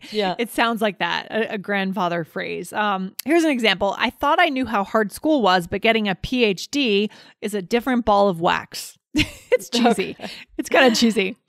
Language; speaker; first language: English; native; English